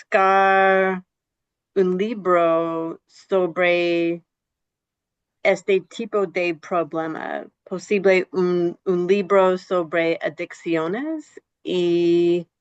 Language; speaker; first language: Spanish; non-native, learner; English